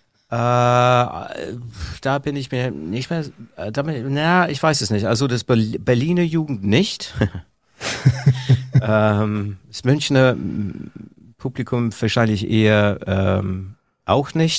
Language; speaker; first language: German; non-native, fluent; English